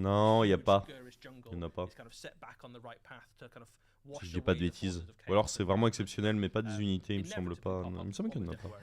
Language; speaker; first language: French; native; French